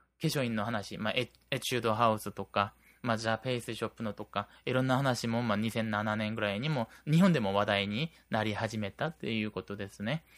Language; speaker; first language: Japanese; non-native, fluent; Korean